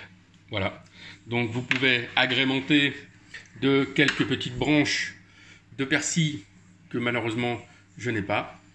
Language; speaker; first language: French; native; French